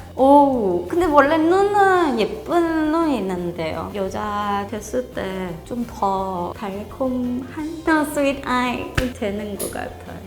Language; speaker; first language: Korean; non-native, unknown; Thai